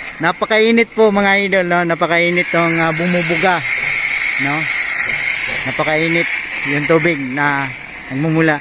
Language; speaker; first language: Filipino; non-native, local second language; Cebuano